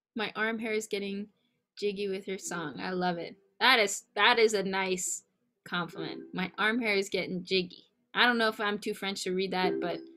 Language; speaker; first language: English; native; English